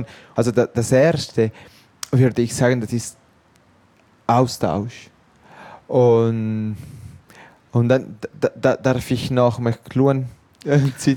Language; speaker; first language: German; non-native, local second language; Italian